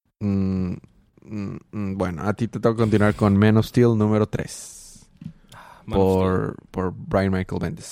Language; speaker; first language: Spanish; native; Spanish